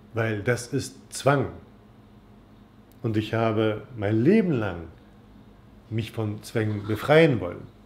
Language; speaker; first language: German; non-native, fluent; Turkish